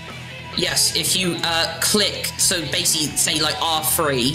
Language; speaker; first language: English; native; English